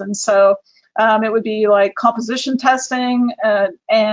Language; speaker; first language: English; native; English